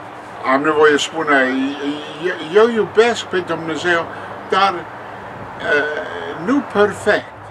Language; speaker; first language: Romanian; non-native, learner; English